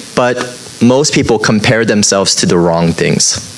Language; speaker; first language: English; native; English